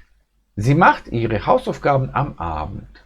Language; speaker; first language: German; non-native, fluent; Bosnian